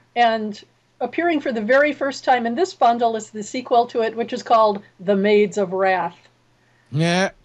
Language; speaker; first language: English; native; English